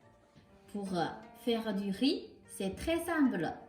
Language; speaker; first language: French; non-native, local second language; Chinese